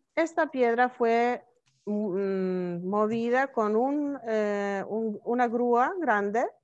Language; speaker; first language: Spanish; non-native, fluent; Norwegian